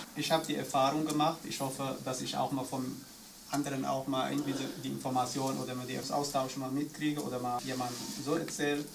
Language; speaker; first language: German; non-native, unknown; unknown